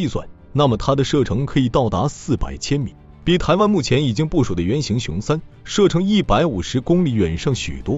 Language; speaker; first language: Chinese; native; Chinese